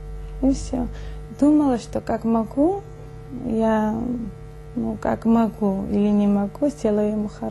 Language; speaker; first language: Russian; non-native, local second language; Georgian